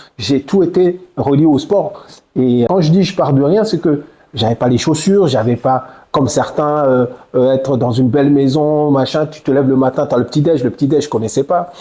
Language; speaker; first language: French; early bilingual, other home language; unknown